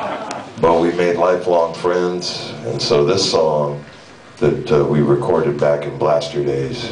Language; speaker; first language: English; native; English